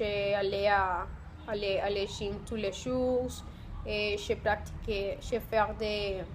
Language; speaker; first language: French; non-native, learner; Spanish